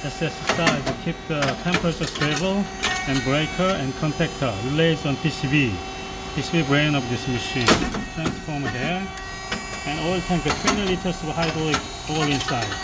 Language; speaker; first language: English; non-native, learner; Korean